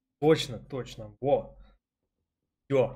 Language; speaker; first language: Russian; native; Russian